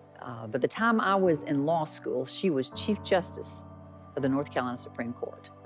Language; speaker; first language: English; native; English